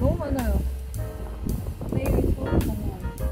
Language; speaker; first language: Korean; non-native, fluent; Indonesian